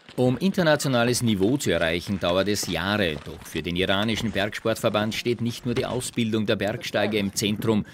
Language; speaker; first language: German; native; German